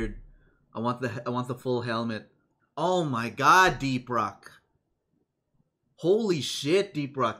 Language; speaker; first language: English; native; English